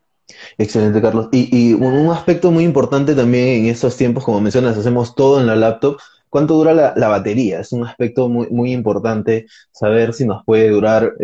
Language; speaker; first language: Spanish; native; Spanish